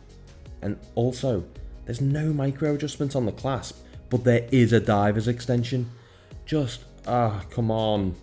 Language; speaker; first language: English; native; English